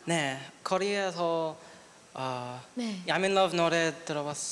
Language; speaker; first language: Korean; non-native, learner; English